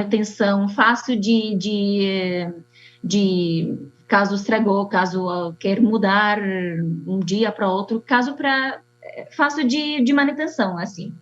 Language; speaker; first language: Portuguese; non-native, fluent; Arabic